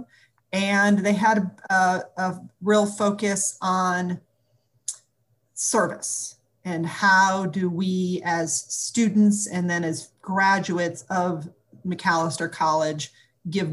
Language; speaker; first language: English; native; English